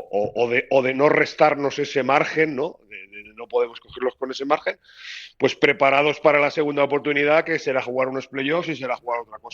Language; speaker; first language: Spanish; native; Spanish